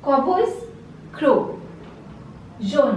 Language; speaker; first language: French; non-native, fluent; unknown